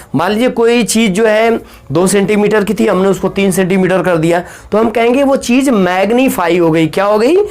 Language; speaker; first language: Hindi; native; Hindi